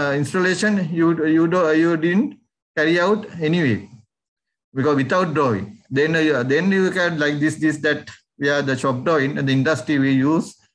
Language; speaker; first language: English; non-native, local second language; Sinhala